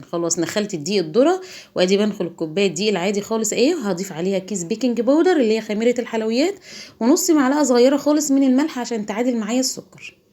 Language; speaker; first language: Arabic; native; Arabic